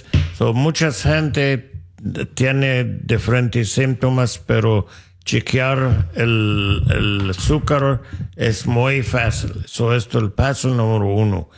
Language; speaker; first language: Spanish; non-native, learner; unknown